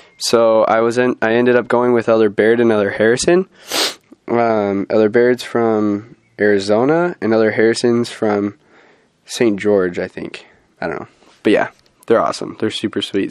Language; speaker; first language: English; native; English